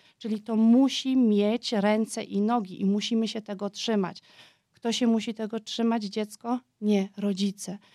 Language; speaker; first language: Polish; early bilingual, heritage; Polish